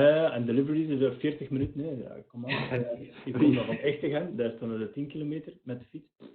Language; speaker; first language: Dutch; native; Dutch